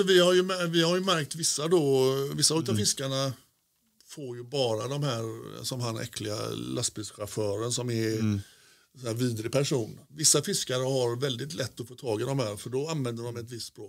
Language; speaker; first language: Swedish; native; Swedish